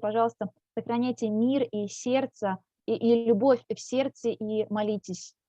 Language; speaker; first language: Russian; native; Russian